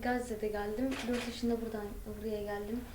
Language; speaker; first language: Turkish; early bilingual, other home language; Arabic